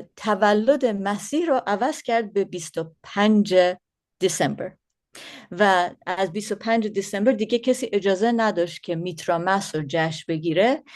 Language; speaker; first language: Persian; early bilingual, heritage; Persian